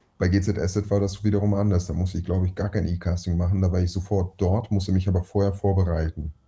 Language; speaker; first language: German; early bilingual, other home language; Russian